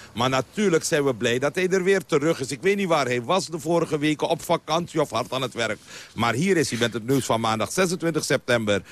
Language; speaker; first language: Dutch; non-native, local second language; Caribbean Hindustani